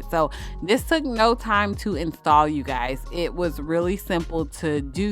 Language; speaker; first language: English; native; English